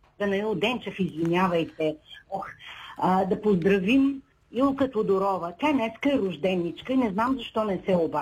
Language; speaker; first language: Bulgarian; native; Bulgarian